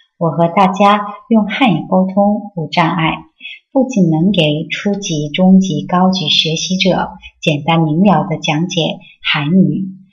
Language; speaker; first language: Chinese; non-native, fluent; Korean